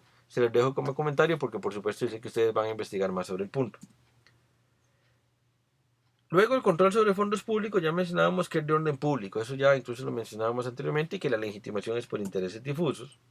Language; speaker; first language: Spanish; native; Spanish